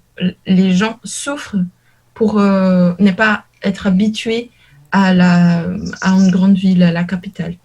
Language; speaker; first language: French; non-native, learner; Portuguese